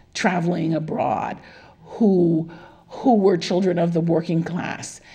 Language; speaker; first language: English; native; English